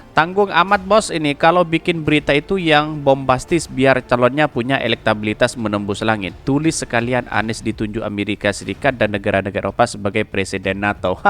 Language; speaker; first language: Indonesian; non-native, local second language; Madurese